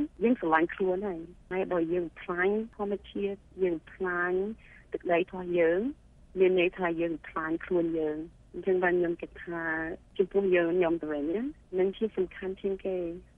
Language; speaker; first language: Khmer; early bilingual, heritage; Khmer